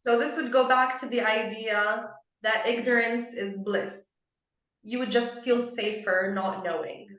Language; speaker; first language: English; non-native, local second language; Arabic